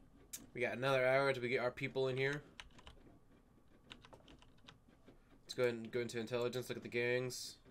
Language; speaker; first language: English; native; English